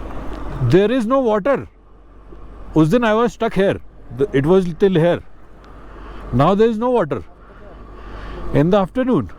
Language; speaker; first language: English; non-native, fluent; Hindi